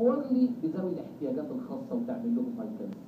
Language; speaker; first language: Arabic; native; Arabic